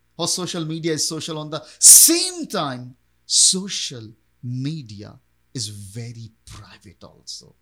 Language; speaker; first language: English; non-native, local second language; Urdu